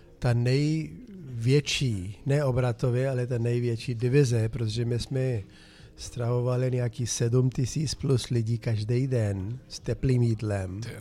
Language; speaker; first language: Czech; non-native, fluent; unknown